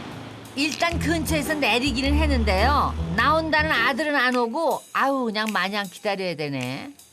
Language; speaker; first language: Korean; native; Korean